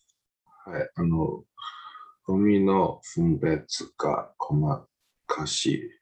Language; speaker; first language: Japanese; non-native, learner; Chinese